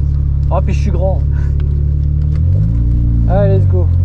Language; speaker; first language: French; native; French